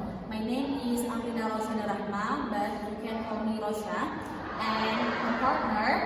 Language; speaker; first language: English; non-native, learner; Indonesian